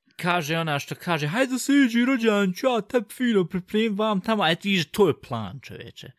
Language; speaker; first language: Bosnian; early bilingual, heritage; Bosnian